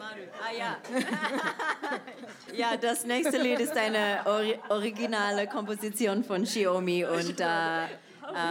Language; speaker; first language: German; non-native, fluent; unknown